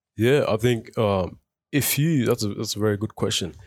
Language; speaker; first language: English; early bilingual, other home language; Arabic